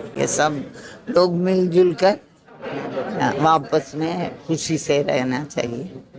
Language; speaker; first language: Hindi; non-native, local second language; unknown